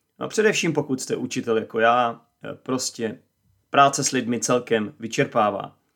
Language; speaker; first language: Czech; native; Czech